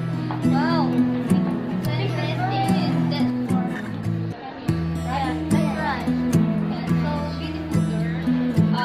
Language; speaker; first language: English; non-native, learner; Indonesian